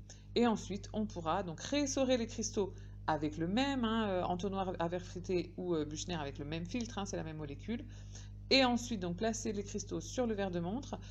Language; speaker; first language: French; native; French